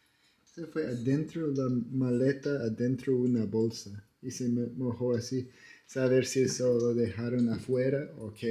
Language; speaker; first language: Spanish; non-native, learner; English